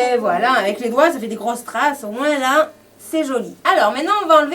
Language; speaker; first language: French; native; French